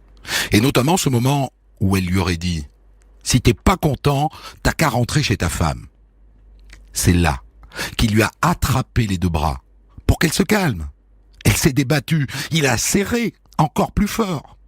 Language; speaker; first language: French; native; French